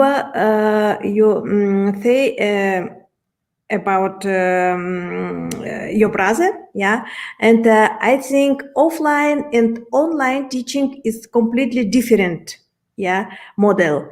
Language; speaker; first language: English; non-native, learner; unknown